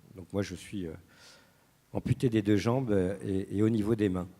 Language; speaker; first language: French; native; French